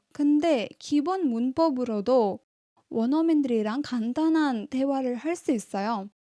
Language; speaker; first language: Korean; non-native, fluent; Tamil